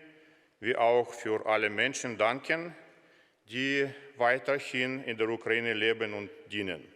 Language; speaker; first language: German; non-native, fluent; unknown